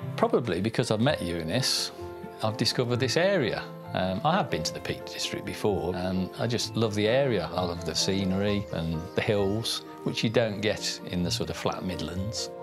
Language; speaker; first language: English; native; English